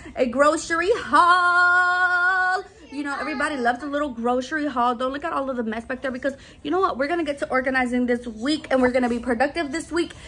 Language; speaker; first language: English; early bilingual, other home language; Spanish